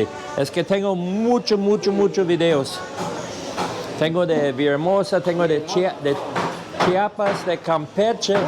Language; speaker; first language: Spanish; non-native, fluent; English